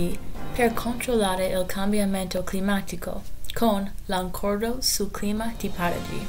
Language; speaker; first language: Italian; non-native, learner; English